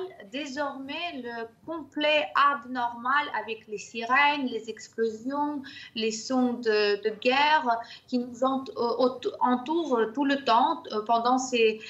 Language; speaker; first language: French; non-native, fluent; Ukrainian